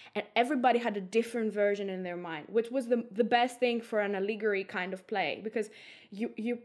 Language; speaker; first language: English; non-native, fluent; Greek